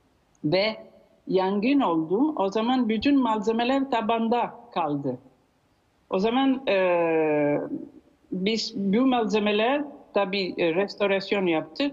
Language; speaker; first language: Turkish; non-native, learner; Italian